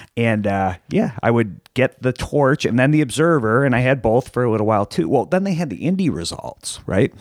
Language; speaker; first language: English; native; English